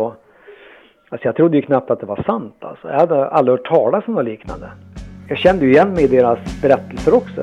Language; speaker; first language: Swedish; native; Swedish